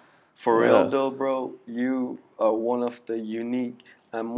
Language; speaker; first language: English; early bilingual, other home language; Persian